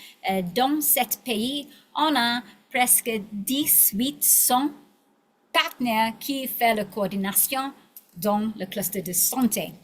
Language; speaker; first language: French; non-native, learner; English